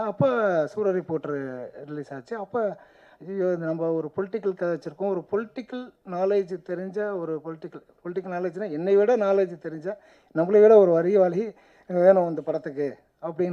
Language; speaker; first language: Tamil; native; Tamil